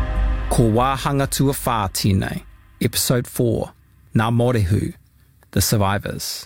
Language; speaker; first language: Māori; non-native, local second language; English